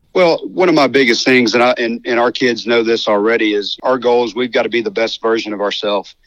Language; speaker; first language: English; native; English